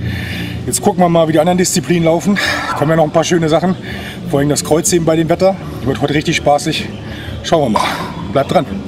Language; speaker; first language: German; native; German